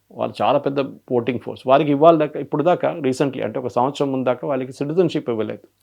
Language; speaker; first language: Telugu; non-native, local second language; Malayalam